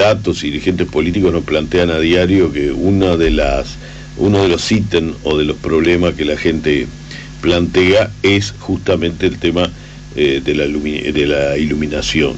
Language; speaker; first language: Spanish; native; Spanish